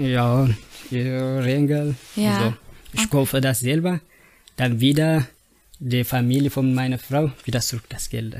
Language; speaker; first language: German; non-native, learner; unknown